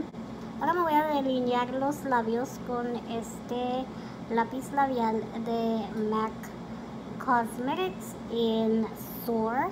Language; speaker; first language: Spanish; early bilingual, heritage; Spanish